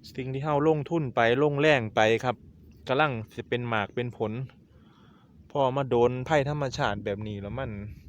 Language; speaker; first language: Thai; native; Thai